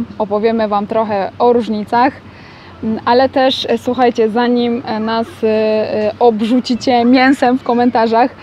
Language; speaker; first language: Polish; native; Polish